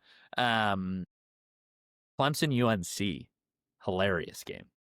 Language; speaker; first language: English; native; English